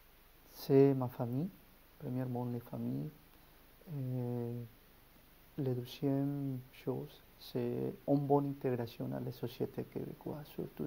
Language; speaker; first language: French; non-native, learner; Spanish